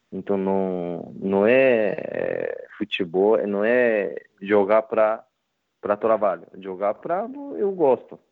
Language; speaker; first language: Portuguese; non-native, learner; Japanese